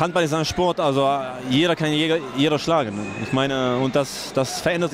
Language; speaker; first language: German; non-native, fluent; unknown